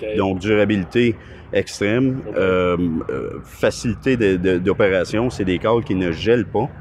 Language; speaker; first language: French; native; French